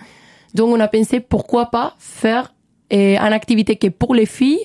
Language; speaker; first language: French; non-native, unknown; Spanish